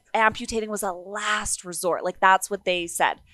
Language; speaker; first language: English; native; English